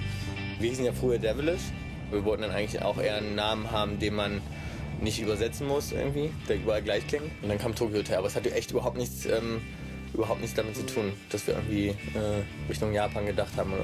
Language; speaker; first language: German; native; German